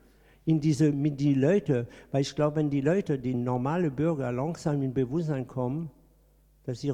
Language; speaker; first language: German; non-native, fluent; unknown